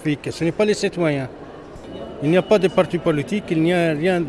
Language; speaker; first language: French; non-native, learner; Arabic